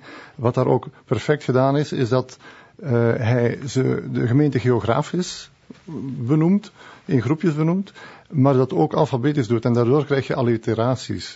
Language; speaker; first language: Dutch; native; Dutch